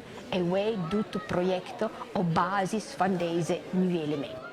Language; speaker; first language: Dutch; non-native, learner; French